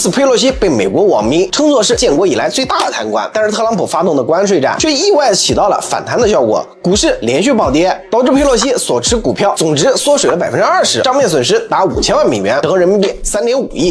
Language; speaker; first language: Chinese; native; Chinese